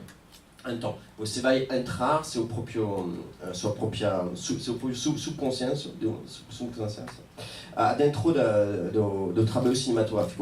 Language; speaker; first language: Portuguese; non-native, fluent; French